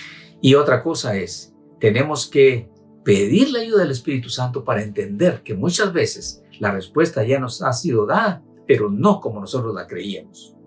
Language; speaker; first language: Spanish; native; Spanish